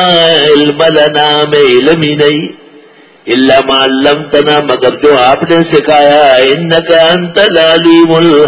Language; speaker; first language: Urdu; non-native, local second language; Pashto